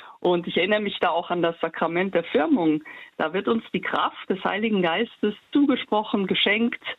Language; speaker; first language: German; early bilingual, heritage; German